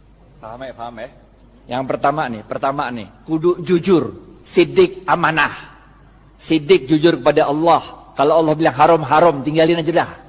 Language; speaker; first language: Indonesian; native; Indonesian